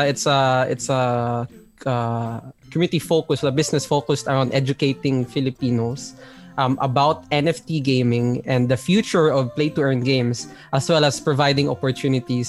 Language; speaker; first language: English; non-native, local second language; Hiligaynon